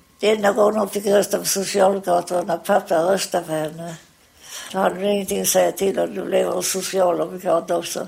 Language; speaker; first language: Swedish; native; Swedish